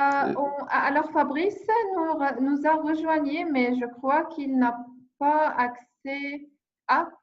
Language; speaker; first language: French; non-native, learner; English